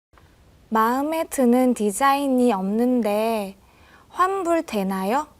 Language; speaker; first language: Korean; non-native, learner; Thai